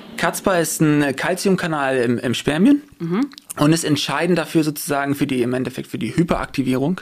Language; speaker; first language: German; native; German